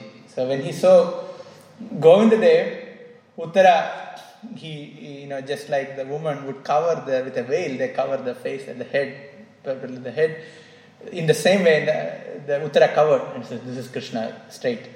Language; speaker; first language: English; non-native, local second language; Malayalam